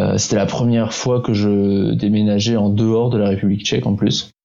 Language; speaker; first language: French; early bilingual, heritage; Czech